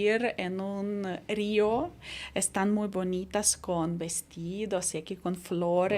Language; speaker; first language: Spanish; non-native, fluent; Ukrainian